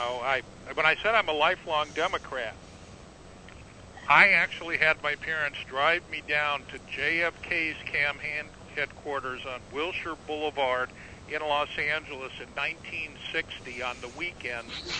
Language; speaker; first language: English; native; English